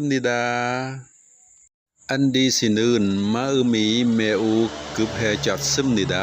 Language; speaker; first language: Korean; non-native, fluent; Khmer